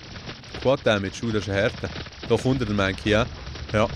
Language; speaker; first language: German; native; German